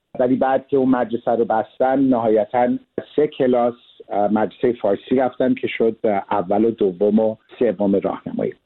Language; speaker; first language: Persian; early bilingual, heritage; Persian